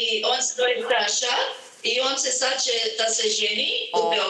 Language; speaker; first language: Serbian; early bilingual, heritage; Serbian